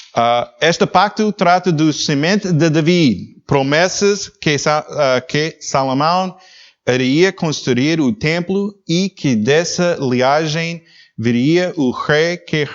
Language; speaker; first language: Portuguese; non-native, learner; English